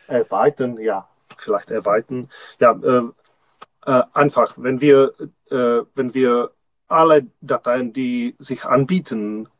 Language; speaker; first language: German; non-native, learner; Czech